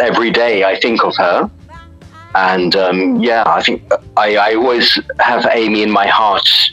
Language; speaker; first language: English; native; English